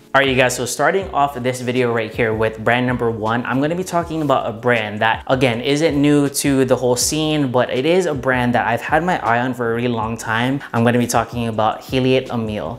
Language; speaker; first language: English; native; English